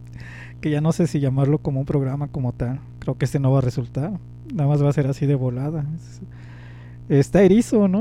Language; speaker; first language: Spanish; native; Spanish